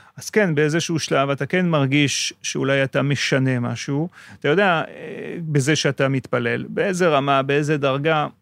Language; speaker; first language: Hebrew; non-native, fluent; French